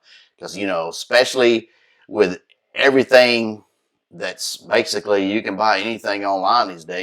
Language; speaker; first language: English; native; English